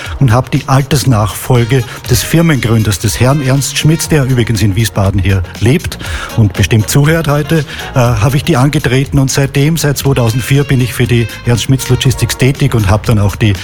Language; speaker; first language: German; native; German